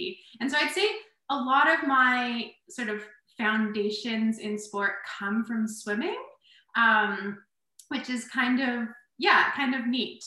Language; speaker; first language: English; native; English